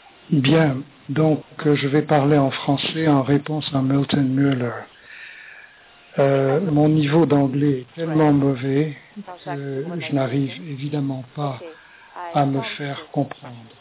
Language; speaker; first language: French; native; French